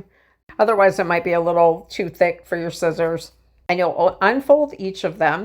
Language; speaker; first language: English; native; English